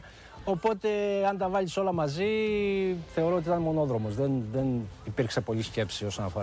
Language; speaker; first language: Greek; native; Greek